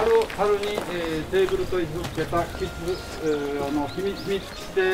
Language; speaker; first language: Japanese; native; Japanese